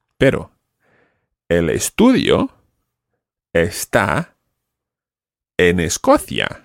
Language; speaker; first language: Spanish; non-native, fluent; English